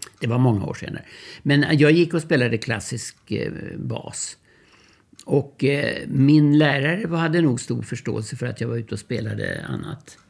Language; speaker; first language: Swedish; early bilingual, other home language; German